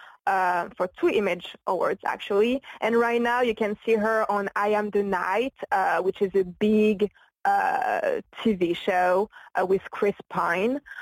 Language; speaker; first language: English; non-native, fluent; French